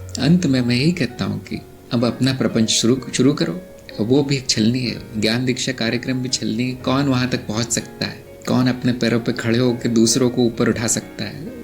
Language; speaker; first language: Hindi; non-native, local second language; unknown